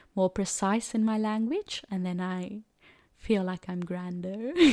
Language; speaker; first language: English; non-native, local second language; Afrikaans